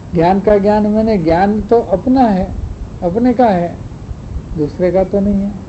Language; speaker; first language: Hindi; non-native, local second language; Gujarati